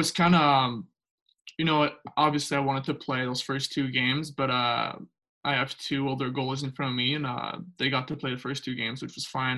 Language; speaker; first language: English; non-native, fluent; French